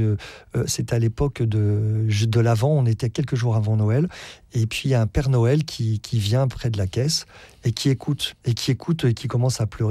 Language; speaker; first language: French; native; French